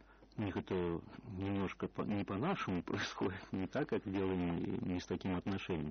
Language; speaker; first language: Russian; native; Russian